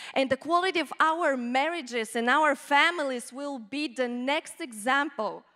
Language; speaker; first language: English; non-native, fluent; Bulgarian